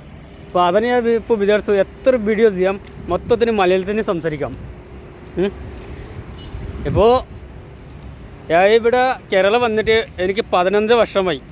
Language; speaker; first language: Malayalam; non-native, local second language; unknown